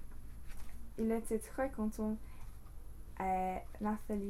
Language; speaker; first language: French; non-native, learner; English